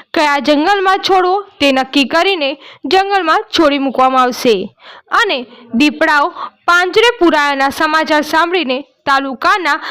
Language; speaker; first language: Gujarati; native; Gujarati